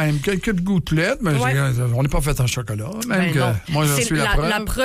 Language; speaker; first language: French; native; French